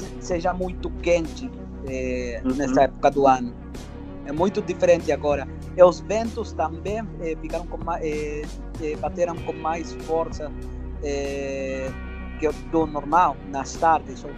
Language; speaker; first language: Portuguese; non-native, fluent; Spanish